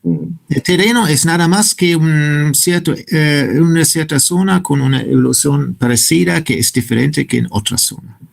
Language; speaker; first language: Spanish; non-native, fluent; German